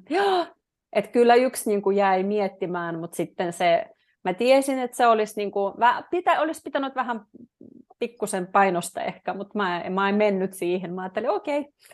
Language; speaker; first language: Finnish; non-native, fluent; Russian